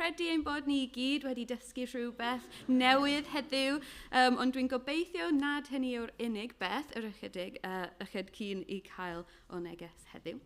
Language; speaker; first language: Welsh; non-native, fluent; English